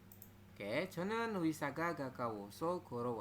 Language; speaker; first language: Korean; non-native, fluent; Indonesian